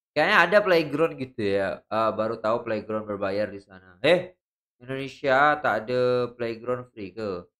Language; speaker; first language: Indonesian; native; Indonesian